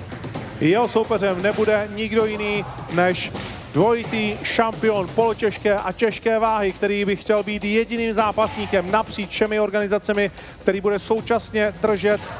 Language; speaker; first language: Czech; native; Czech